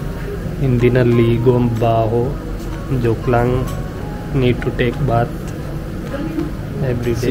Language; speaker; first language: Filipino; non-native, learner; Punjabi